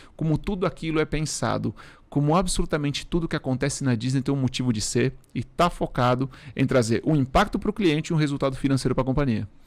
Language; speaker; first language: Portuguese; early bilingual, other home language; Spanish